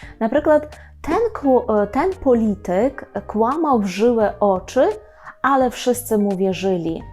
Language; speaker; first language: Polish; non-native, fluent; Ukrainian